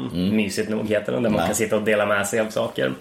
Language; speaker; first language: Swedish; native; Swedish